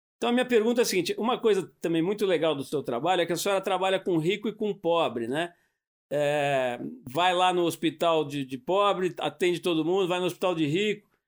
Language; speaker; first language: Portuguese; native; Portuguese